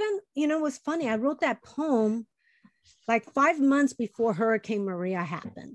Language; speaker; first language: English; early bilingual, other home language; Spanish